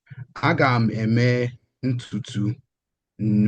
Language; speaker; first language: Igbo; early bilingual, heritage; English